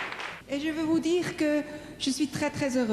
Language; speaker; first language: French; non-native, fluent; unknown